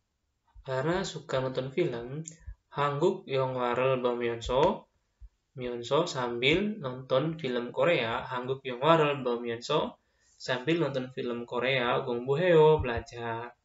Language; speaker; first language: Korean; non-native, fluent; Indonesian